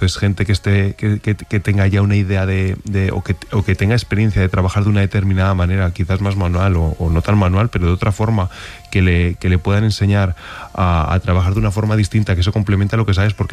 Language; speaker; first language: Spanish; native; Spanish